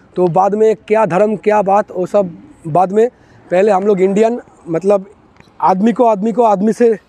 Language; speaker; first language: Hindi; non-native, local second language; Bangla